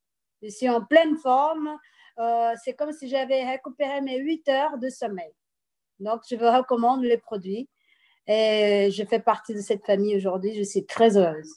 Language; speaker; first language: French; non-native, fluent; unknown